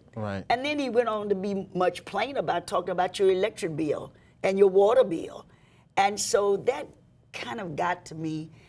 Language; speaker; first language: English; native; English